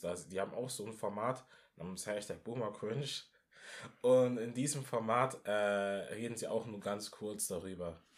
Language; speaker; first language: German; non-native, local second language; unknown